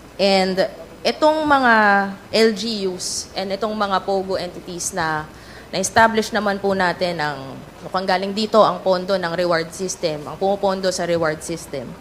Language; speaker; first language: Filipino; native; Filipino